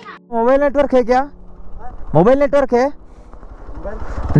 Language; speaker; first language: Hindi; non-native, local second language; Telugu